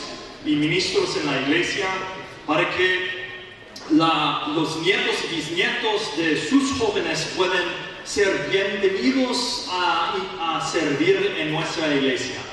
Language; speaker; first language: Spanish; non-native, learner; English